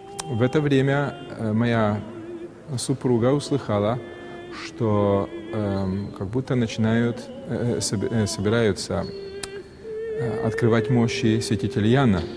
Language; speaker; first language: Russian; native; Russian